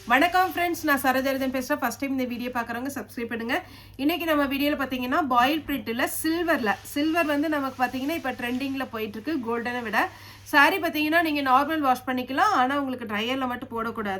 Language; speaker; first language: Tamil; native; Tamil